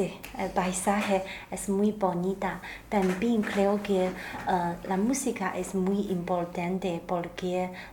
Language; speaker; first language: Spanish; non-native, learner; Chinese